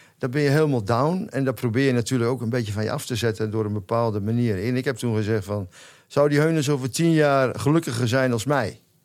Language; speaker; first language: Dutch; native; Dutch